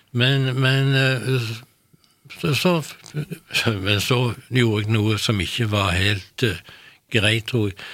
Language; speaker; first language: Norwegian; native; Norwegian